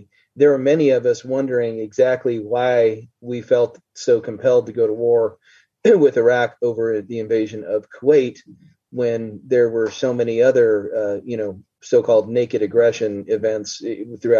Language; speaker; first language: English; native; English